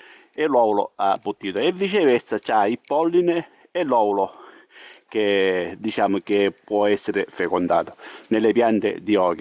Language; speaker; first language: Italian; native; Italian